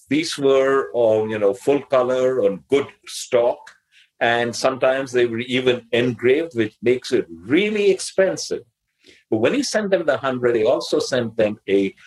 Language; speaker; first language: English; non-native, local second language; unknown